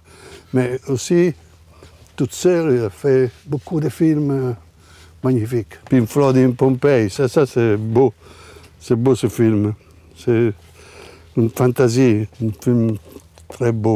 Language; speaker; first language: French; non-native, fluent; Italian